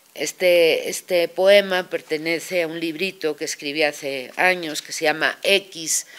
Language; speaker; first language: Spanish; native; Spanish